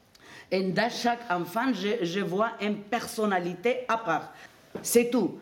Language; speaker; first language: French; non-native, fluent; Armenian